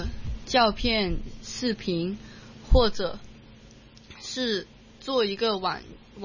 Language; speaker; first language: Chinese; non-native, local second language; Cantonese